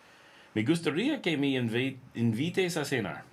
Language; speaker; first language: Spanish; non-native, learner; English